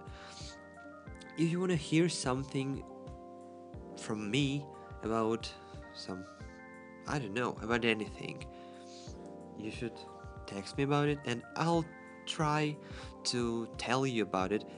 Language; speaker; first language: English; non-native, learner; Russian